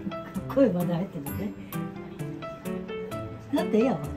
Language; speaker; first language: Japanese; native; Japanese